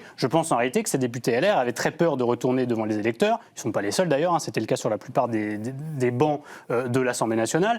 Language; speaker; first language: French; native; French